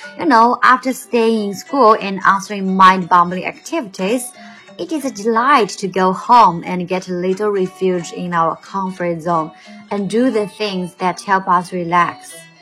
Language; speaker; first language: English; non-native, fluent; Chinese